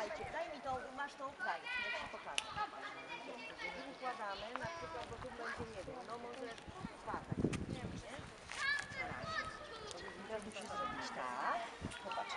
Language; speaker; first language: Polish; native; Polish